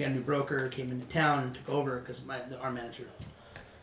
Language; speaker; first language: English; non-native, fluent; Swedish